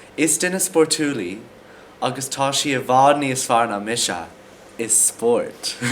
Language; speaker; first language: Irish; non-native, local second language; English